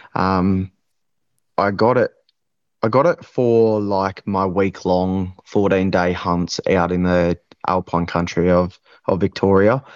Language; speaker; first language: English; native; English